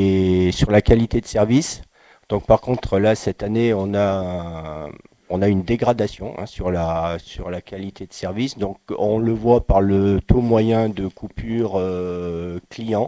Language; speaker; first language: French; native; French